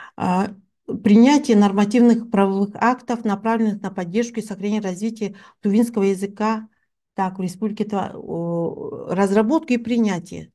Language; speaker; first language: Russian; non-native, local second language; Tuvinian